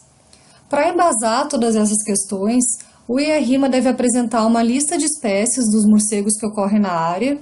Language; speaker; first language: Portuguese; native; Portuguese